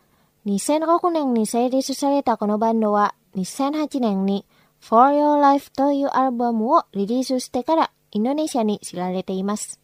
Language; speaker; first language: Japanese; non-native, fluent; Indonesian